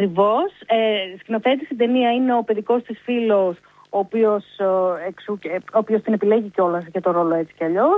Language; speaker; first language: Greek; native; Greek